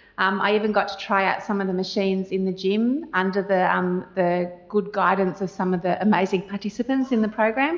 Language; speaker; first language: English; native; English